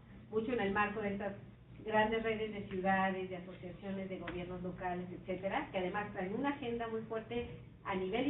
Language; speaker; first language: Spanish; native; Spanish